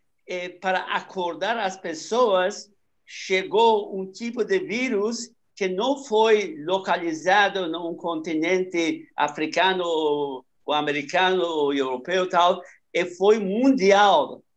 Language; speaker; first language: Portuguese; non-native, fluent; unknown